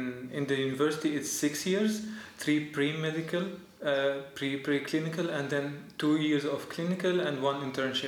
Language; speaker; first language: English; non-native, fluent; Arabic